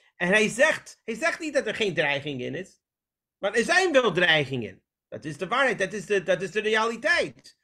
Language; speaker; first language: Dutch; non-native, fluent; English